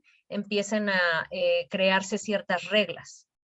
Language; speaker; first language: Spanish; native; Spanish